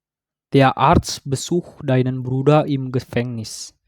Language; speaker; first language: German; non-native, learner; Indonesian